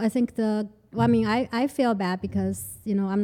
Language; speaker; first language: English; non-native, fluent; Chinese